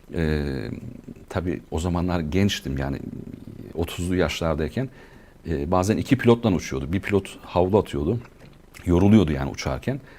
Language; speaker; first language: Turkish; native; Turkish